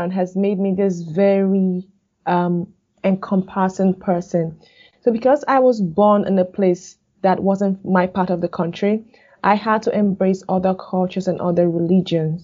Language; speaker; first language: English; non-native, local second language; Igbo